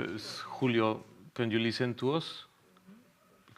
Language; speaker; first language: English; non-native, fluent; Spanish